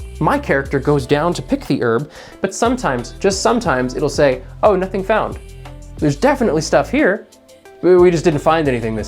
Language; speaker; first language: English; native; English